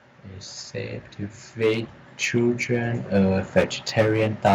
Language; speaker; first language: English; non-native, learner; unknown